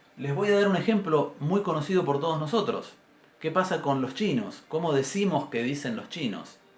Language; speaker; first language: Spanish; native; Spanish